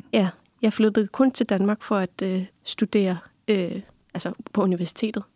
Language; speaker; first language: Danish; non-native, local second language; Kalaallisut